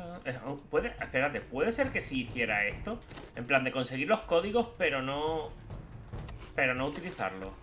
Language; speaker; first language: Spanish; native; Spanish